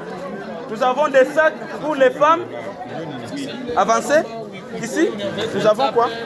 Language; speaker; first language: French; non-native, local second language; Swahili